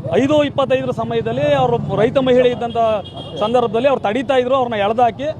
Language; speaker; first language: Kannada; native; Kannada